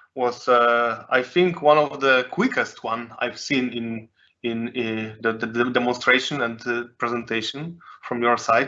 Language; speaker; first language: English; non-native, fluent; Polish